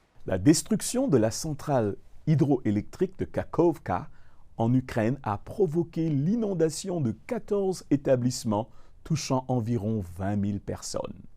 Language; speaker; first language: French; native; French